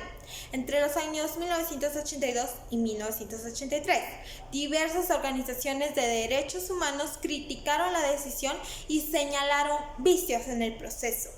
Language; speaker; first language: Spanish; native; Spanish